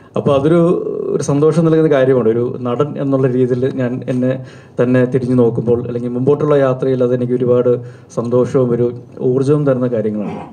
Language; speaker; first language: Malayalam; native; Malayalam